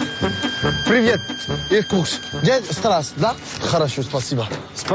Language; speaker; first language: Russian; non-native, learner; French